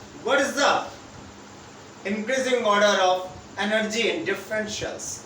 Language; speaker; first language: English; non-native, local second language; Hindi